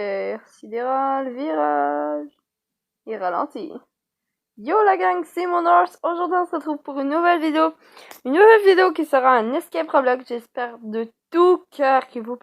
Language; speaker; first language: French; native; French